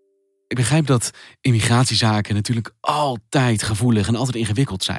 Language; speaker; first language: Dutch; native; Dutch